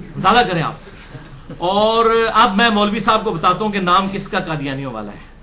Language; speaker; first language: Urdu; non-native, local second language; Punjabi